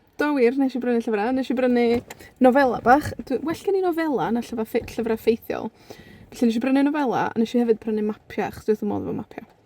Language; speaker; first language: Welsh; native; Welsh